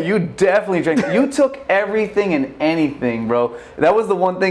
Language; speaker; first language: English; native; English